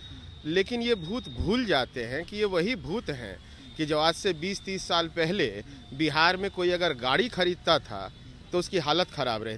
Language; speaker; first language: Hindi; native; Hindi